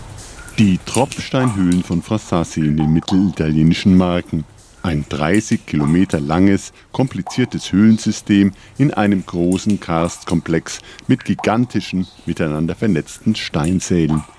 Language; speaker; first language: German; native; German